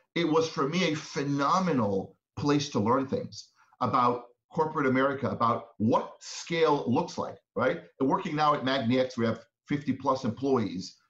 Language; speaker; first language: English; non-native, fluent; Hebrew